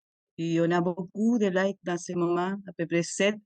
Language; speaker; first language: French; non-native, fluent; Spanish